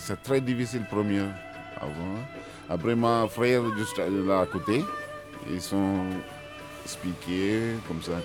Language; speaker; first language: French; non-native, learner; Tamil